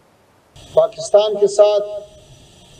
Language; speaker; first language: Hindi; non-native, fluent; Pashto